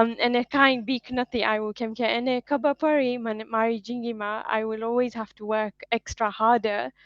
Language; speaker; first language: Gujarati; early bilingual, heritage; Gujarati